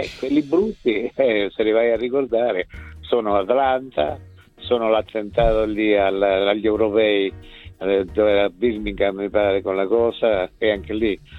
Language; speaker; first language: Italian; early bilingual, other home language; Spanish